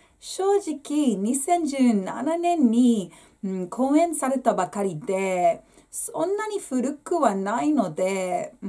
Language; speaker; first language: Japanese; non-native, fluent; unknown